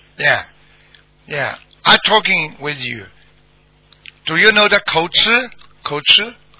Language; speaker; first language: English; non-native, learner; Chinese